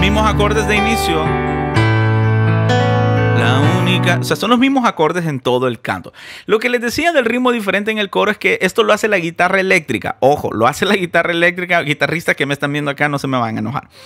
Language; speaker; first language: Spanish; native; Spanish